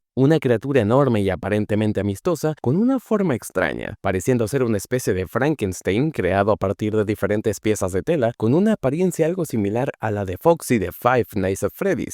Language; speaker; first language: Spanish; native; Spanish